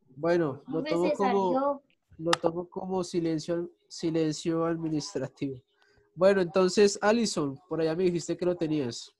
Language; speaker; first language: Spanish; native; Spanish